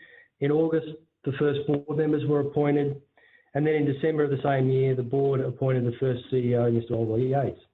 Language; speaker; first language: English; native; English